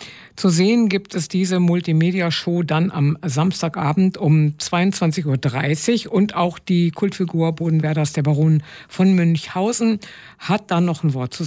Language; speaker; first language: German; native; German